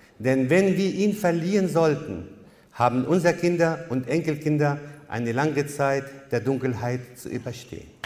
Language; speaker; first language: German; non-native, fluent; Arabic